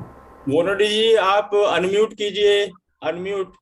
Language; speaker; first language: Hindi; native; Hindi